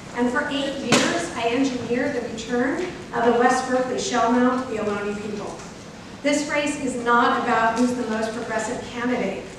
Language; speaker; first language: English; native; English